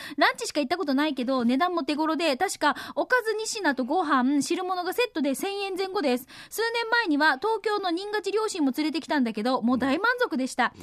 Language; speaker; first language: Japanese; native; Japanese